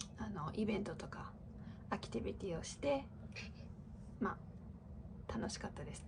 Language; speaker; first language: Japanese; non-native, fluent; English